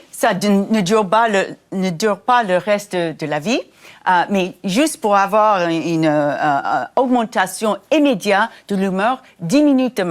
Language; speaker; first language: French; non-native, fluent; English